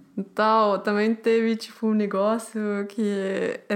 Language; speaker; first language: Portuguese; non-native, fluent; German